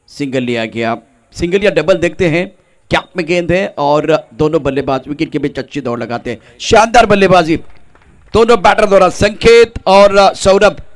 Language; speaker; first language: Hindi; non-native, local second language; Marathi